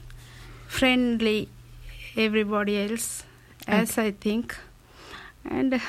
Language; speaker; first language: English; non-native, learner; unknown